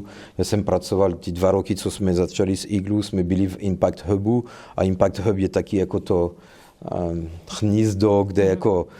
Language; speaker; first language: Czech; non-native, fluent; French